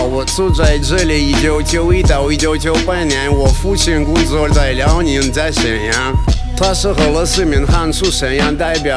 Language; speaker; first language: Chinese; non-native, learner; Russian